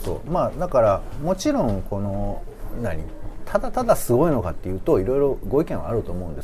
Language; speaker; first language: Japanese; native; Japanese